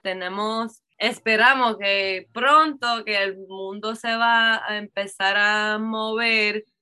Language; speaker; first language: Spanish; non-native, learner; English